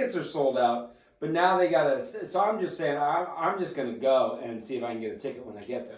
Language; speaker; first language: English; native; English